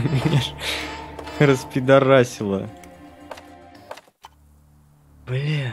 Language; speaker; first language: Russian; native; Russian